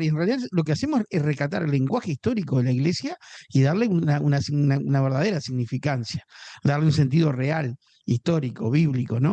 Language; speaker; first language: Spanish; native; Spanish